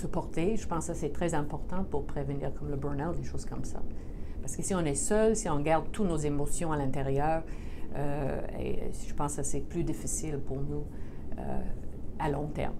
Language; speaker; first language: French; non-native, local second language; English